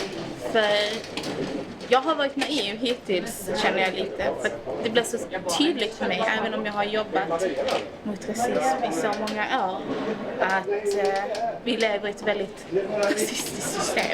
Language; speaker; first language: Swedish; native; Swedish